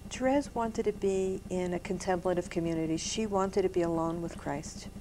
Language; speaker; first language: English; native; English